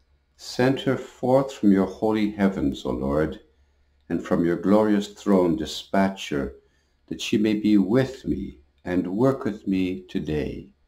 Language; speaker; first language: English; native; English